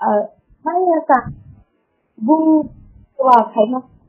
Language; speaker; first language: Japanese; non-native, learner; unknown